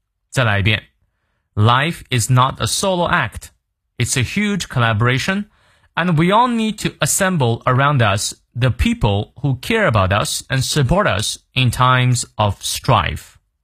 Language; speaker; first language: English; non-native, fluent; Chinese